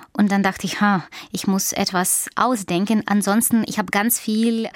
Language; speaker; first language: German; non-native, fluent; Russian